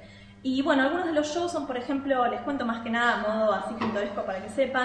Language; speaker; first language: Spanish; native; Spanish